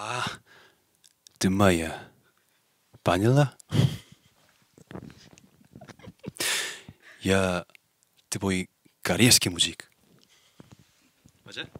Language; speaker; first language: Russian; non-native, learner; Korean